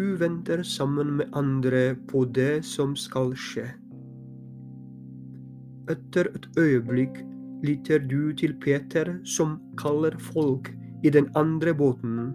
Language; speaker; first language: Norwegian; non-native, fluent; Polish